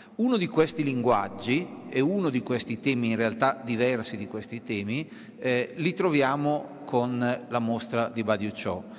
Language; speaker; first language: Italian; native; Italian